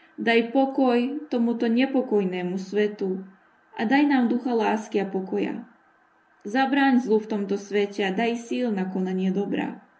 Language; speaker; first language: Slovak; early bilingual, heritage; Slovak